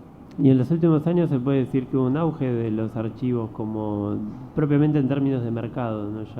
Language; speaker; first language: Spanish; native; Spanish